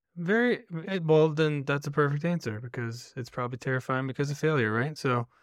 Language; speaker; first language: English; native; English